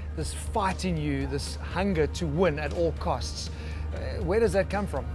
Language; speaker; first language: English; non-native, fluent; Swedish